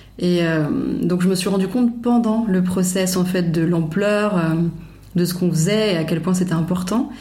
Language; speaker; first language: French; native; French